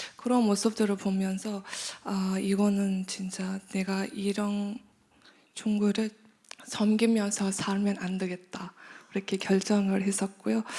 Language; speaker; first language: Korean; non-native, fluent; Mongolian